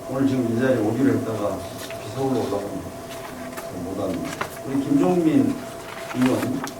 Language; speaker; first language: Korean; native; Korean